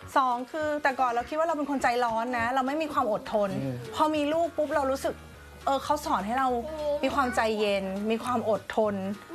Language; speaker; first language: Thai; native; Thai